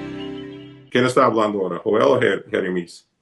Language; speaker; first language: Spanish; non-native, fluent; English